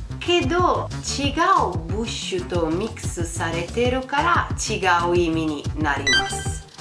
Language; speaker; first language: Japanese; non-native, fluent; Italian